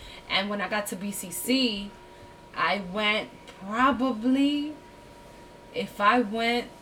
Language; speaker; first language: English; early bilingual, other home language; Spanish